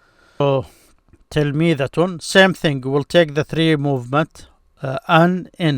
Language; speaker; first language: English; non-native, fluent; Arabic